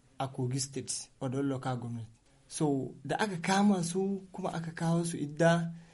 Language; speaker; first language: Hausa; non-native, local second language; Fula